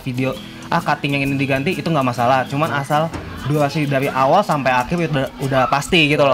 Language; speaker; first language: Indonesian; native; Indonesian